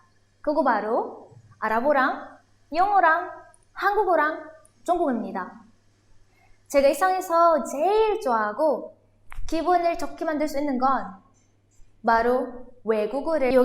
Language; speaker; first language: Korean; non-native, fluent; Arabic